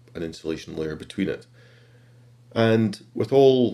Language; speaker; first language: English; native; English